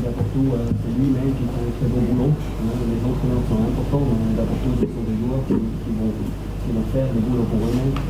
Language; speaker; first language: French; non-native, fluent; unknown